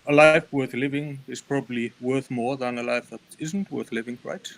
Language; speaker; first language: English; non-native, fluent; Icelandic